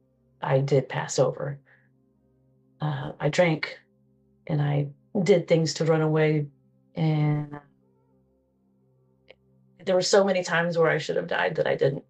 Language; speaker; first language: English; native; English